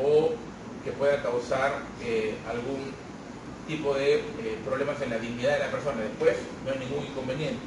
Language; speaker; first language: Spanish; native; Spanish